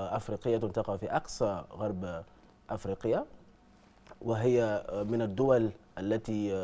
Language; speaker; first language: Arabic; non-native, fluent; Wolof